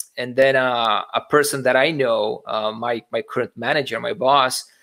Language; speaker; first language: English; non-native, fluent; Portuguese